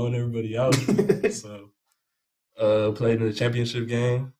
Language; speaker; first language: English; native; English